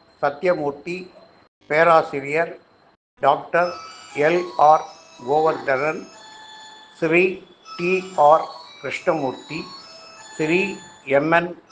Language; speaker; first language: Tamil; non-native, local second language; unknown